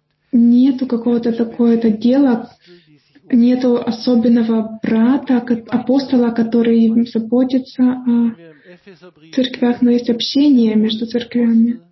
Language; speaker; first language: Russian; non-native, fluent; German